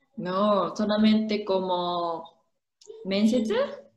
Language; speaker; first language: Spanish; non-native, learner; Japanese